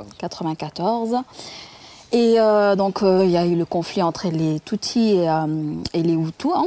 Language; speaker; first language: French; non-native, local second language; Kinyarwanda